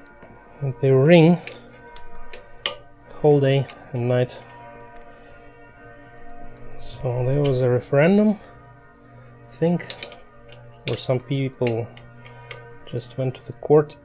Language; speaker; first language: English; non-native, fluent; German